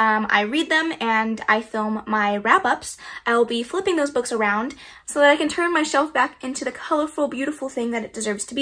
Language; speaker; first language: English; native; English